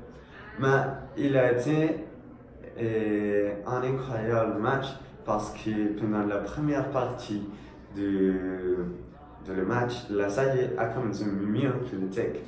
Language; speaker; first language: French; non-native, learner; Spanish